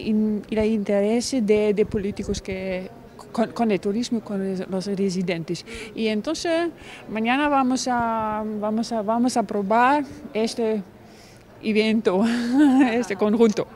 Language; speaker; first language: Spanish; non-native, fluent; German